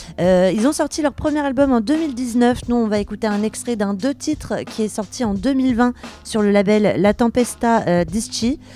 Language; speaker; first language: French; native; French